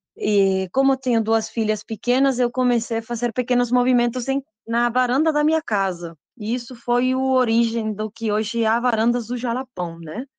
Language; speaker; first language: Portuguese; non-native, fluent; Spanish